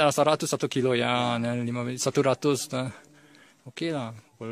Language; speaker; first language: Indonesian; non-native, learner; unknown